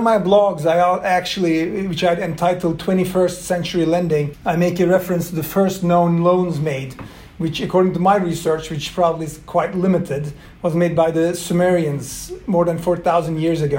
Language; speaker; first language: English; non-native, fluent; Swedish